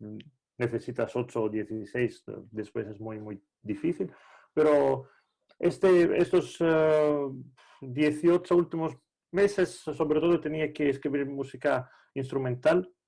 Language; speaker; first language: Spanish; non-native, fluent; Greek